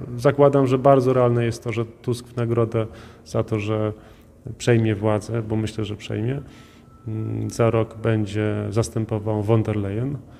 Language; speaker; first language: Polish; native; Polish